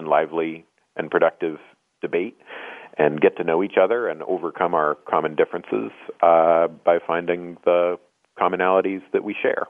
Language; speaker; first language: English; native; English